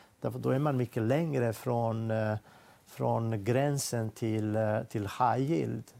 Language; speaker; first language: Swedish; non-native, fluent; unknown